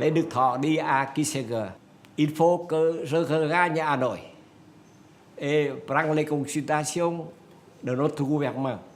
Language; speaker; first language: French; non-native, fluent; Vietnamese